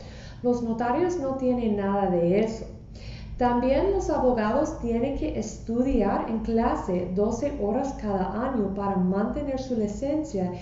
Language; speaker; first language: Spanish; non-native, fluent; English